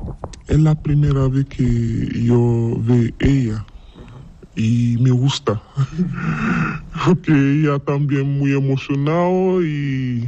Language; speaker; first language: Spanish; non-native, learner; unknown